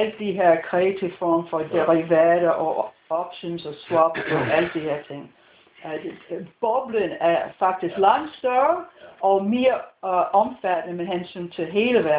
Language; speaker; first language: Danish; non-native, fluent; English